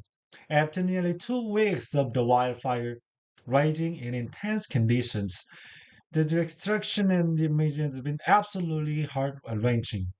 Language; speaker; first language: English; non-native, learner; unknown